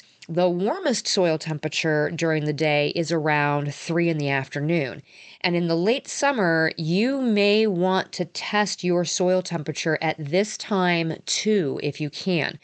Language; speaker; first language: English; native; English